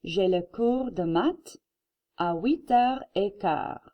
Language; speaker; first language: French; non-native, fluent; English